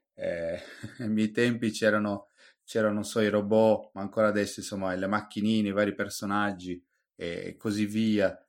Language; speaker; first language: Italian; native; Italian